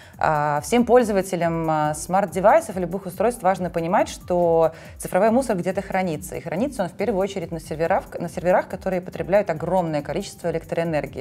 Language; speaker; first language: Russian; native; Russian